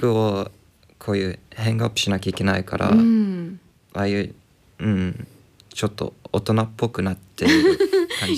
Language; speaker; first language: Japanese; non-native, learner; English